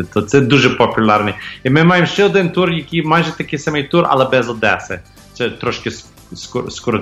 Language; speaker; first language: Ukrainian; early bilingual, heritage; English